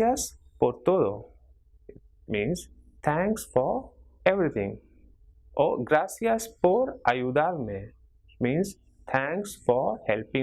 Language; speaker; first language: Spanish; non-native, fluent; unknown